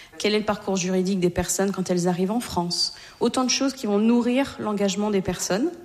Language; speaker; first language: French; native; French